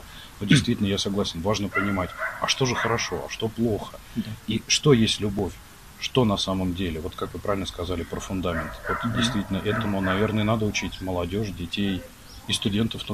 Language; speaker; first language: Russian; native; Russian